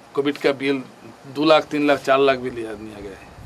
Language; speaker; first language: Hindi; non-native, local second language; Bangla